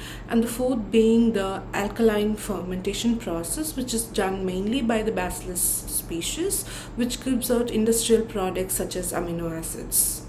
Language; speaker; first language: English; non-native, local second language; Tamil